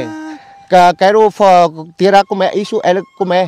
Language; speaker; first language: Portuguese; non-native, learner; Vietnamese